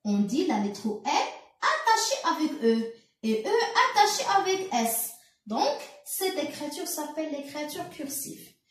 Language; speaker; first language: French; non-native, local second language; Arabic